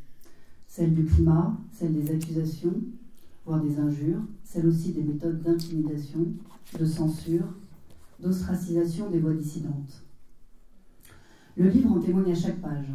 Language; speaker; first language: French; native; French